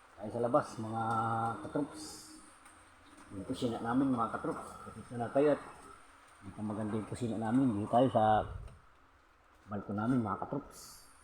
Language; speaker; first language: Filipino; non-native, local second language; Bikol